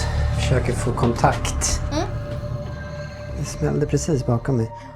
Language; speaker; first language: Swedish; native; Swedish